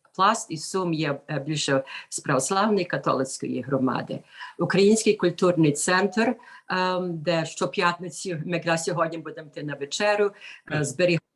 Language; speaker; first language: Ukrainian; early bilingual, heritage; Ukrainian